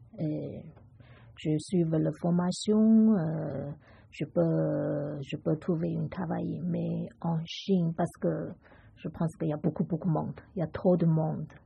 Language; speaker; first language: French; non-native, learner; Chinese